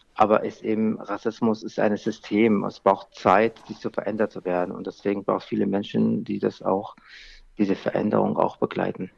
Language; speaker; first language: German; non-native, fluent; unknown